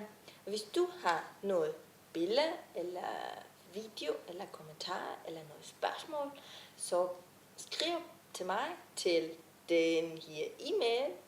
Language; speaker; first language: Danish; non-native, fluent; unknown